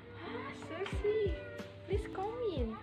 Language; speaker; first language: English; non-native, learner; Indonesian